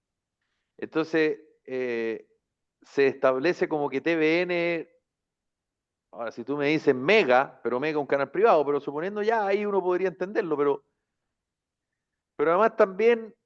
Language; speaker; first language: Spanish; native; Spanish